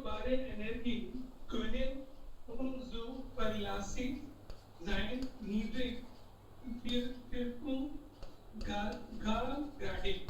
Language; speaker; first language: German; non-native, learner; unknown